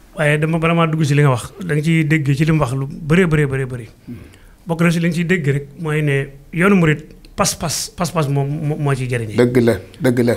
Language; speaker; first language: Wolof; native; Wolof